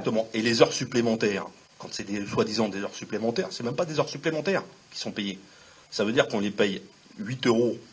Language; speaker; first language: French; native; French